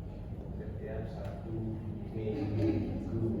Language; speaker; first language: Indonesian; native; Indonesian